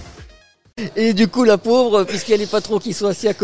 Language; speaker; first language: French; native; French